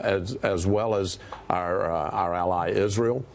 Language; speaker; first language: English; native; English